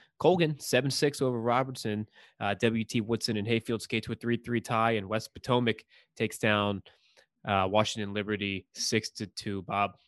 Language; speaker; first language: English; native; English